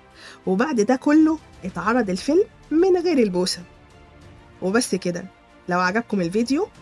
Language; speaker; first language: Arabic; native; Arabic